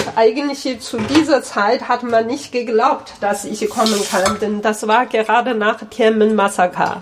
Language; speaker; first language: German; non-native, fluent; Chinese